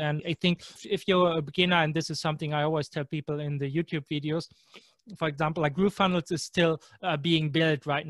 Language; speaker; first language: English; non-native, fluent; German